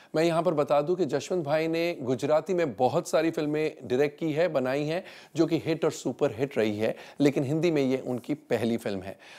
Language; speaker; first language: Hindi; native; Hindi